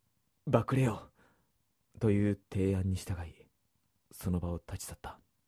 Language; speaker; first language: Japanese; native; Japanese